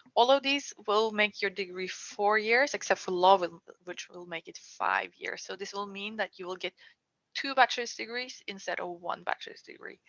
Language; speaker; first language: English; non-native, fluent; Norwegian